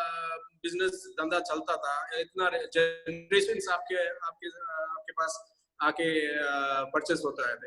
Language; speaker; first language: Hindi; non-native, local second language; Tamil